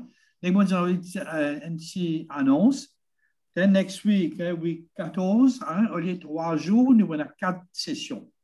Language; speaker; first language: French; non-native, learner; Morisyen